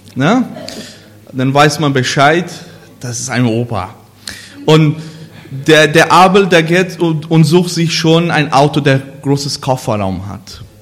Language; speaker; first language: German; non-native, learner; Portuguese